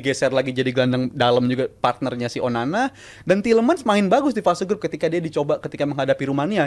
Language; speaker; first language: Indonesian; native; Indonesian